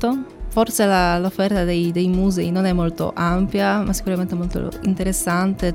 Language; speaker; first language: Italian; non-native, learner; Polish